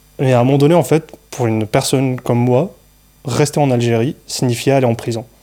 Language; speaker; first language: French; non-native, local second language; Arabic